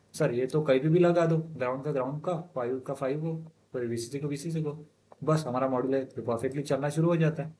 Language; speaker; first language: Hindi; non-native, local second language; Marathi